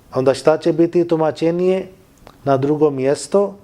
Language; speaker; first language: Bosnian; non-native, learner; Urdu